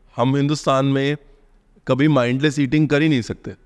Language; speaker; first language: Hindi; native; Hindi